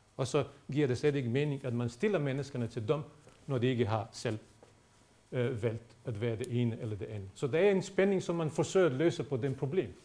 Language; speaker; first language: Danish; non-native, fluent; Bosnian